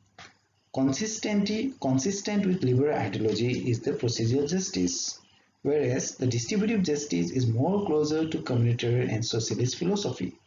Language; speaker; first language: English; non-native, local second language; Assamese